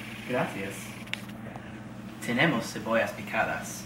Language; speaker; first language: Spanish; non-native, learner; English